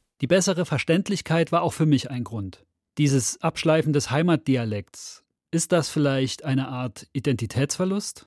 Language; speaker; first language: German; native; German